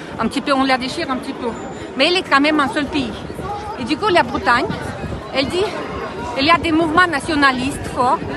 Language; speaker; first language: French; non-native, fluent; Russian